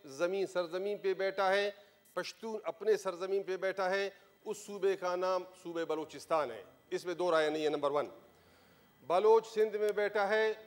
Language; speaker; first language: Urdu; non-native, local second language; Baluchi